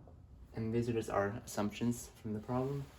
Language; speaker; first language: English; native; English